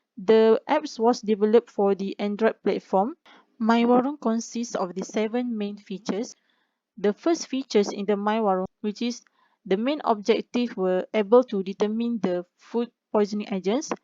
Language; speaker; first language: English; non-native, local second language; Malay